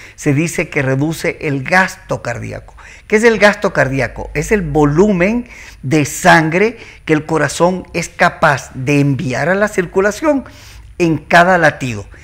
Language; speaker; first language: Spanish; native; Spanish